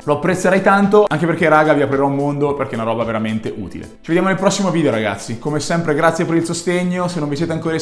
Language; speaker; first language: Italian; native; Italian